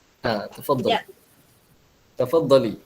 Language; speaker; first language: Arabic; non-native, fluent; Malay